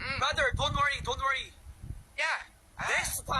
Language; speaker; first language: English; non-native, learner; Thai